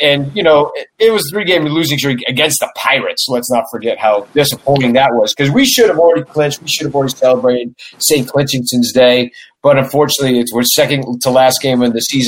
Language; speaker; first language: English; native; English